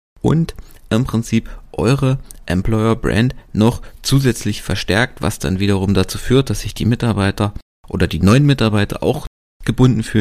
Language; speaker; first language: German; native; German